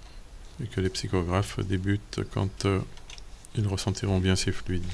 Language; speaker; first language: French; native; French